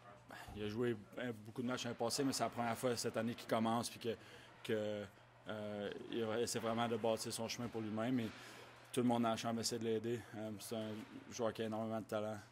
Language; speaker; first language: French; native; French